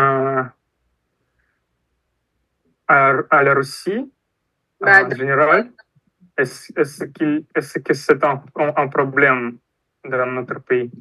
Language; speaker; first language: French; non-native, fluent; Russian